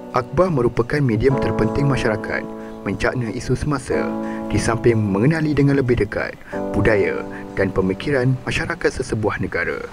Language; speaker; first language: Malay; native; Malay